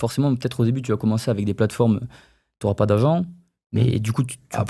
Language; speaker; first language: French; native; French